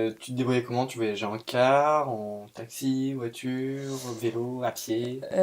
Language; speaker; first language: French; native; French